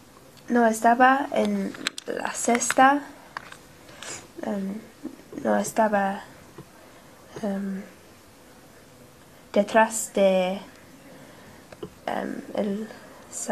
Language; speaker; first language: Spanish; non-native, learner; English